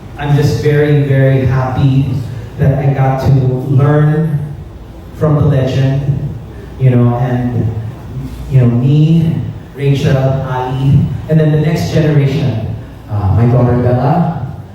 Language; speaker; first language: English; native; English